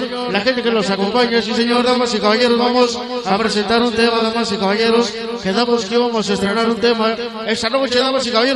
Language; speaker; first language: Spanish; native; Spanish